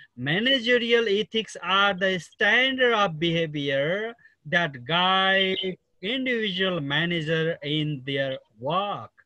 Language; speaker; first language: English; non-native, local second language; Nepali